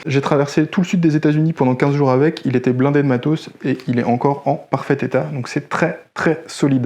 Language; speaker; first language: French; native; French